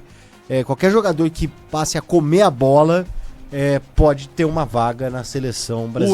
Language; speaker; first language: Portuguese; native; Portuguese